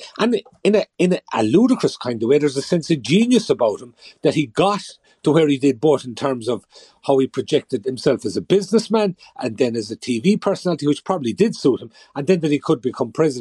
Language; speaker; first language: English; native; English